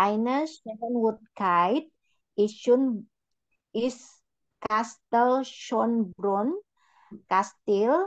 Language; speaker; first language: German; non-native, learner; Indonesian